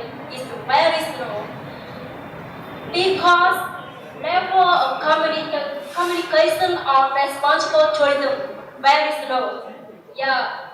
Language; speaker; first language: English; non-native, learner; Vietnamese